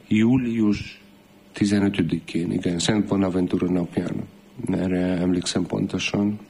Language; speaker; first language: Hungarian; non-native, fluent; Polish